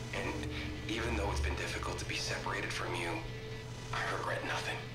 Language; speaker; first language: English; native; English